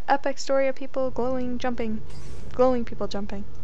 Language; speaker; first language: English; native; English